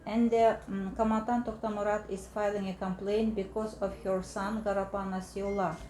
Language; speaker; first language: English; non-native, fluent; Kazakh